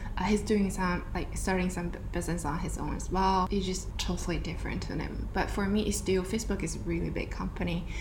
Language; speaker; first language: English; non-native, fluent; Chinese